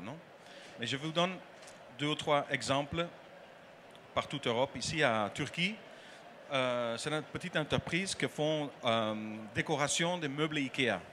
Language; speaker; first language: French; non-native, learner; Dutch